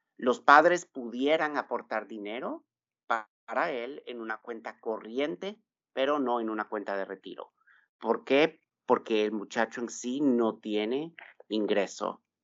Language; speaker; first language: Spanish; native; Spanish